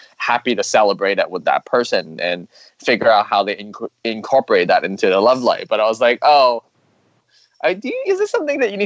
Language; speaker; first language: English; non-native, local second language; Cantonese